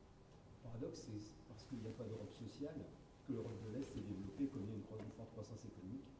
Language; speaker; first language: French; native; French